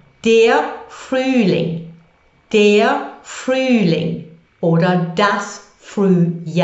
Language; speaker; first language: German; non-native, fluent; English